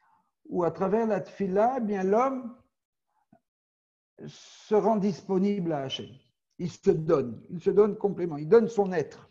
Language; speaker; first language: French; native; French